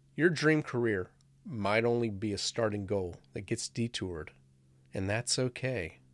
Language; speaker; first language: English; native; English